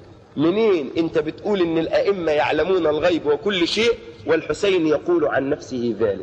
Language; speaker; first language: Arabic; native; Arabic